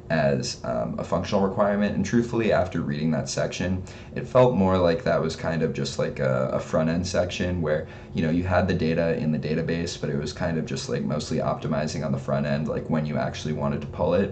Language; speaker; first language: English; native; English